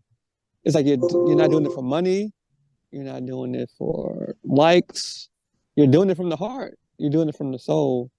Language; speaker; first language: English; native; English